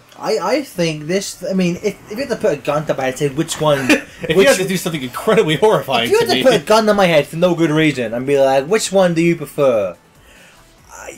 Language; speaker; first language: English; native; English